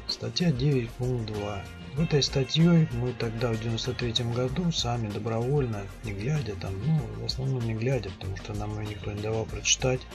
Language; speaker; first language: Russian; native; Russian